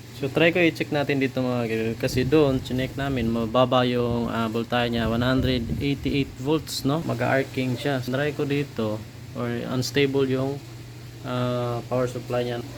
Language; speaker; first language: Filipino; non-native, local second language; Cebuano